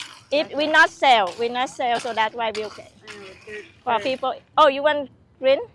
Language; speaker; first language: English; non-native, learner; Vietnamese